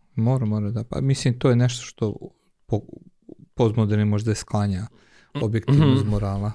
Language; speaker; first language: Serbian; non-native, local second language; Hungarian